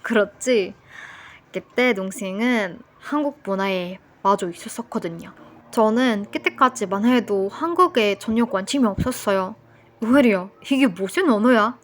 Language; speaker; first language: Korean; non-native, fluent; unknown